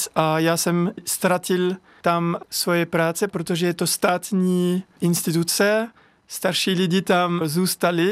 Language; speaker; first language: Czech; non-native, learner; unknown